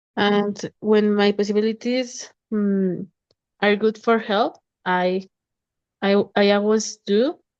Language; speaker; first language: English; non-native, learner; Spanish